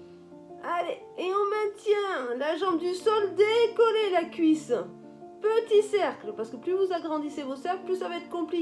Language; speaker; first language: French; native; French